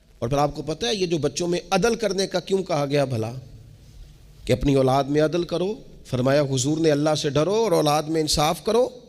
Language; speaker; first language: Urdu; non-native, local second language; Punjabi